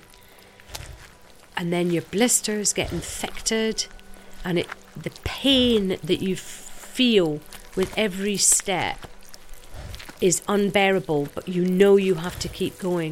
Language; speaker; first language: English; native; English